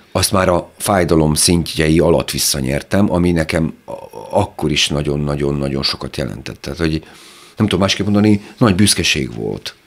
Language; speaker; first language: Hungarian; native; Hungarian